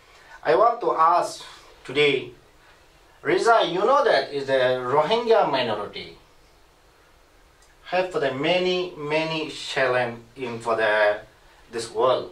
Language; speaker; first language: English; non-native, learner; Rohingya